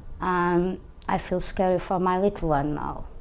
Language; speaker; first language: English; non-native, learner; Portuguese